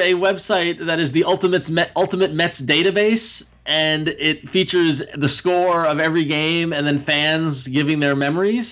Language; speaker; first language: English; native; English